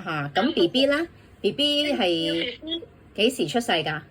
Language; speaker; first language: Cantonese; native; Cantonese